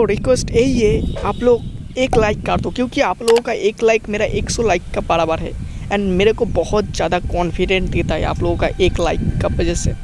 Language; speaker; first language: Hindi; non-native, local second language; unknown